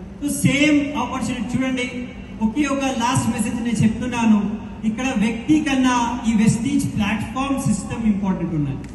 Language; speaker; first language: Telugu; non-native, local second language; Hindi